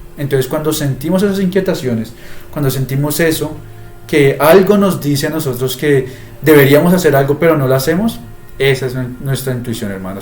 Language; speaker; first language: Spanish; native; Spanish